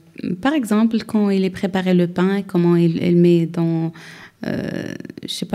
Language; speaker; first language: French; non-native, learner; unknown